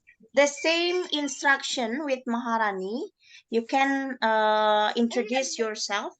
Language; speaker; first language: English; non-native, learner; Indonesian